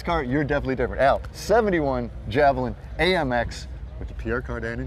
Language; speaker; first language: English; native; English